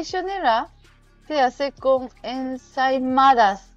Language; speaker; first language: Spanish; non-native, learner; Japanese